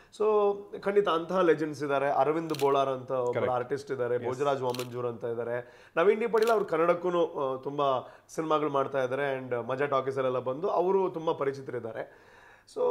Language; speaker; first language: Kannada; non-native, local second language; Tulu